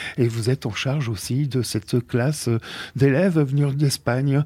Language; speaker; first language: French; native; French